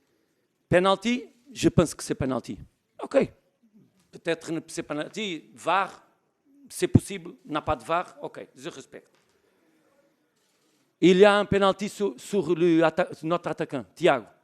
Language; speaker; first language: French; non-native, learner; Portuguese